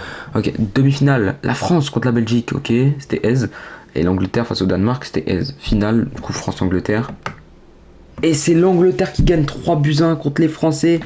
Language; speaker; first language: French; native; French